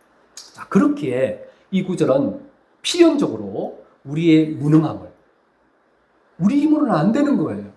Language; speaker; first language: Korean; native; Korean